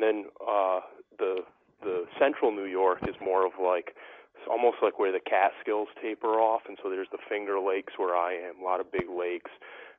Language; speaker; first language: English; native; English